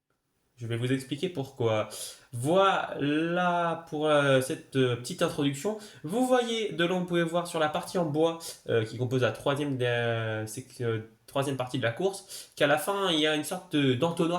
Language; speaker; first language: French; native; French